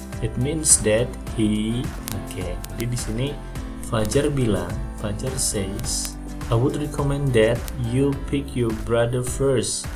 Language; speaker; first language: English; non-native, fluent; Indonesian